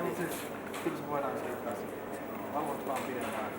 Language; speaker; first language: Finnish; native; Finnish